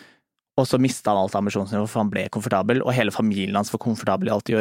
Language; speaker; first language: Norwegian; native; Norwegian